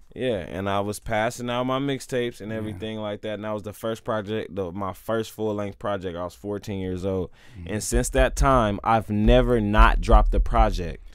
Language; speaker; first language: English; native; English